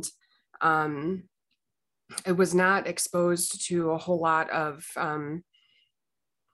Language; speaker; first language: English; native; English